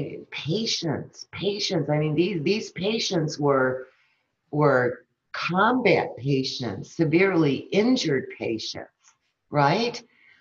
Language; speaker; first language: English; early bilingual, other home language; Spanish